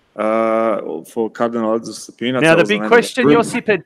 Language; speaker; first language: English; native; English